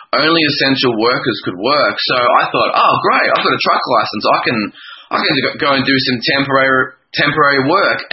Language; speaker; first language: English; native; English